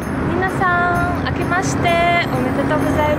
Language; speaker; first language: Japanese; non-native, learner; Russian